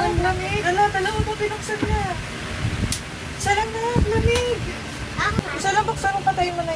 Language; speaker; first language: Filipino; native; Filipino